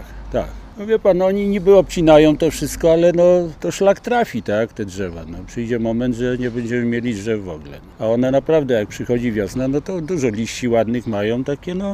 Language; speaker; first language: Polish; native; Polish